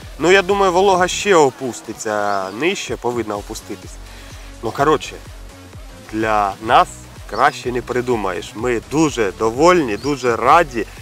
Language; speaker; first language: Ukrainian; non-native, local second language; Russian